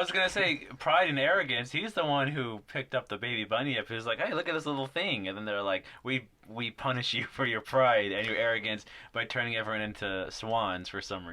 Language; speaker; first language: English; native; English